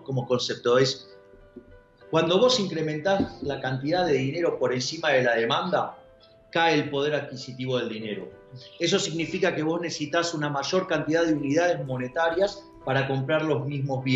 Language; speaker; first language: Spanish; native; Spanish